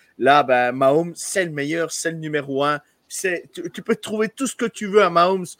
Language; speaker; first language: French; native; French